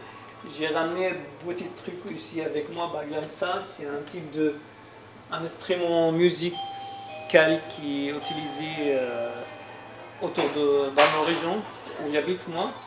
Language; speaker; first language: French; non-native, fluent; Arabic